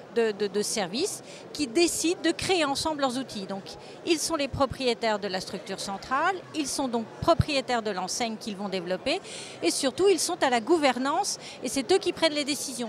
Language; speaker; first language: French; native; French